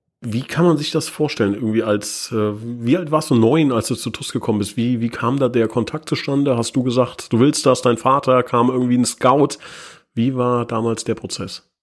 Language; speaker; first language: German; native; German